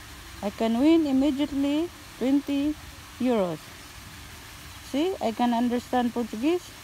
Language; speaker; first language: English; non-native, local second language; Filipino